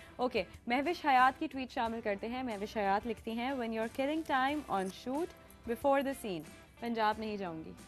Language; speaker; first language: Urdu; native; Urdu